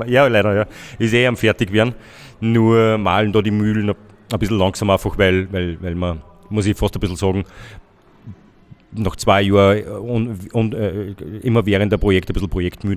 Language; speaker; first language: German; native; German